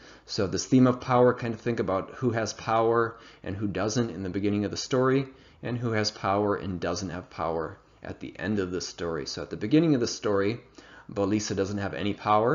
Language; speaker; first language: English; native; English